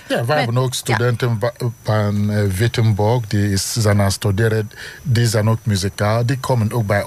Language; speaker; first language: Dutch; non-native, learner; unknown